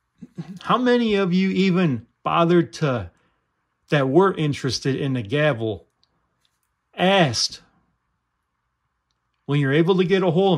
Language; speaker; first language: English; native; English